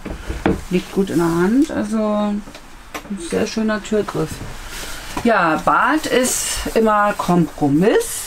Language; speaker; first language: German; native; German